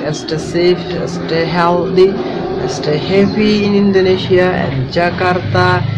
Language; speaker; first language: English; non-native, local second language; Bangla